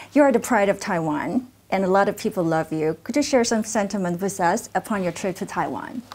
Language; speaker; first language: English; non-native, fluent; Chinese